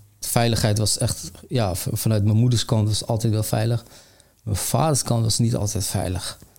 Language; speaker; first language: Dutch; early bilingual, other home language; Armenian